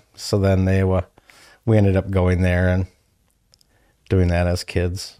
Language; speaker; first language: English; native; English